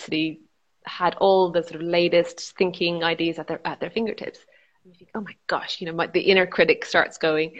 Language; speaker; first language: English; native; English